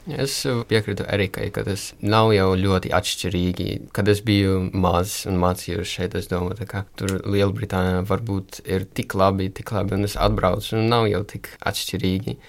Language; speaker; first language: Latvian; early bilingual, other home language; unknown